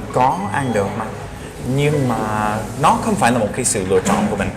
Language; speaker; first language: Vietnamese; non-native, fluent; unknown